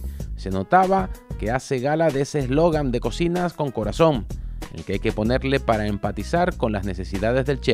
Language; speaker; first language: Spanish; native; Spanish